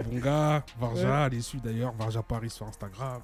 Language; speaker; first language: French; native; French